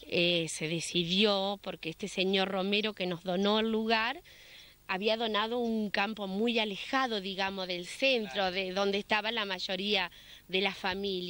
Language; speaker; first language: Spanish; native; Spanish